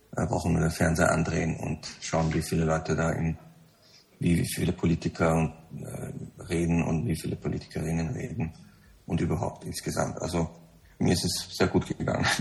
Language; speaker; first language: German; early bilingual, other home language; Persian